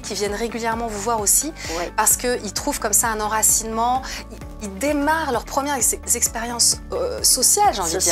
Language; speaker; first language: French; native; French